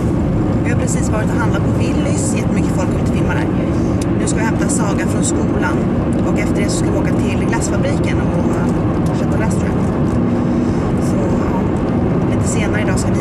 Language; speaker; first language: Swedish; native; Swedish